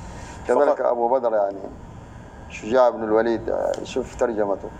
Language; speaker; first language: Arabic; native; Arabic